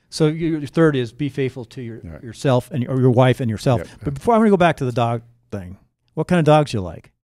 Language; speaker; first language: English; native; English